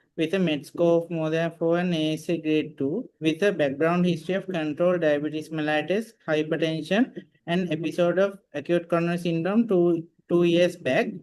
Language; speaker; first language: English; non-native, local second language; Sinhala